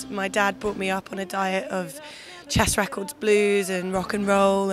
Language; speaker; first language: English; native; English